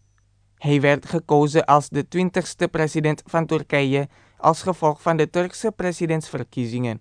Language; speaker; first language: Dutch; non-native, fluent; Indonesian